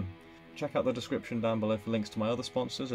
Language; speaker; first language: English; native; English